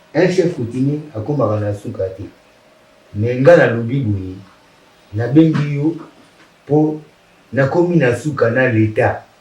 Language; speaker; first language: Lingala; non-native, local second language; Kongo